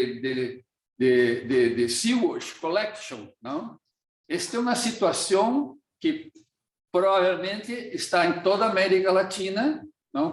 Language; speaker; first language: Portuguese; non-native, fluent; Spanish